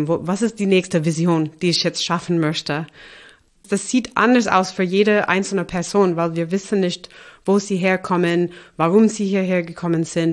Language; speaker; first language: German; non-native, fluent; English